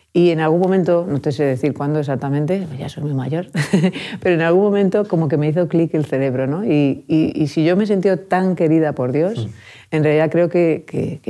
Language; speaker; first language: Spanish; native; Spanish